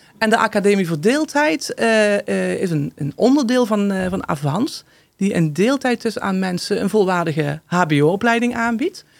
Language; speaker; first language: Dutch; native; Dutch